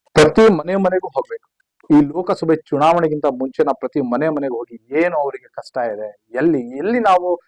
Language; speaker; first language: Kannada; non-native, local second language; Urdu